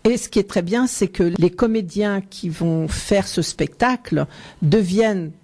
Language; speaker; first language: French; native; French